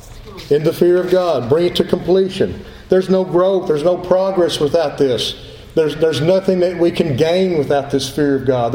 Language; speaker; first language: English; native; English